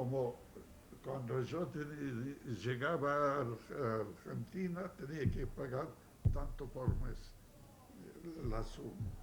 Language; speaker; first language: Spanish; non-native, fluent; Yiddish